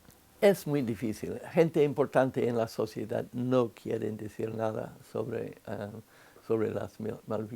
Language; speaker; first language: Spanish; non-native, fluent; English